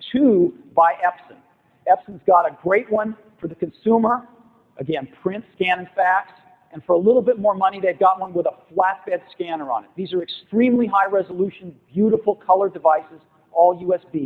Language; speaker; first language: English; native; English